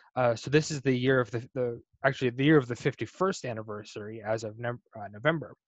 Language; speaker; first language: English; native; English